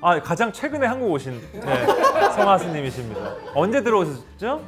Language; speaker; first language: Korean; native; Korean